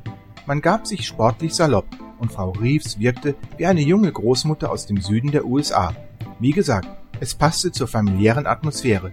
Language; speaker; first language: German; native; German